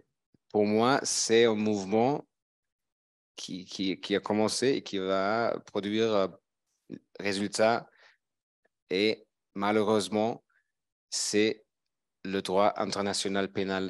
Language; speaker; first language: French; non-native, fluent; German